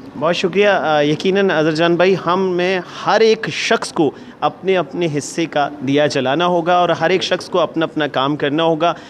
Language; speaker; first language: Urdu; native; Urdu